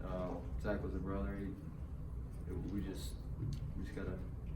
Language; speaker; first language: English; native; English